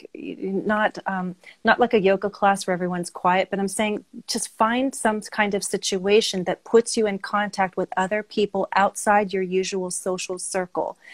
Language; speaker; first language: English; native; English